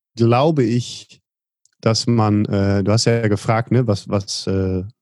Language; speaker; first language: German; non-native, fluent; Dutch